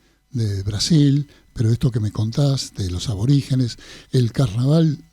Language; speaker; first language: Spanish; native; Spanish